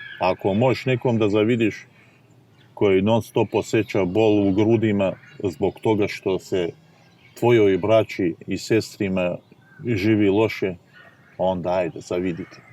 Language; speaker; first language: Serbian; non-native, fluent; Ossetic